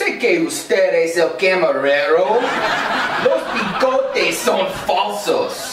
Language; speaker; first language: Spanish; non-native, learner; English